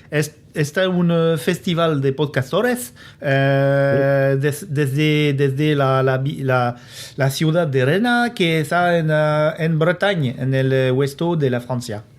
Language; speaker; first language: Spanish; non-native, learner; French